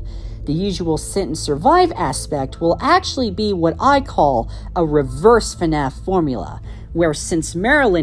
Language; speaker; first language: English; native; English